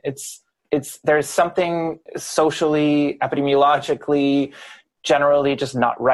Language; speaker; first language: English; native; English